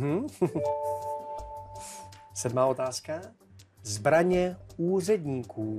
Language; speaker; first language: Czech; native; Czech